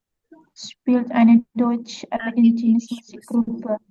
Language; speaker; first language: German; non-native, learner; Indonesian